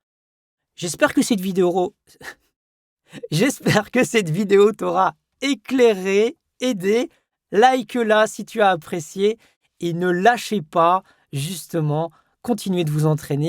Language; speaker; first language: French; native; French